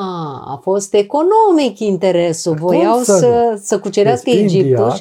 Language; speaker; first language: Romanian; native; Romanian